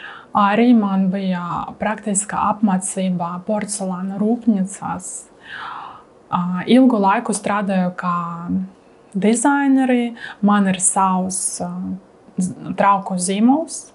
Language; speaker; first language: Latvian; non-native, learner; Russian